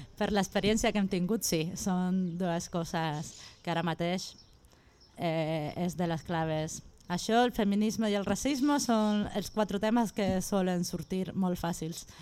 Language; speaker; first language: Catalan; non-native, local second language; Spanish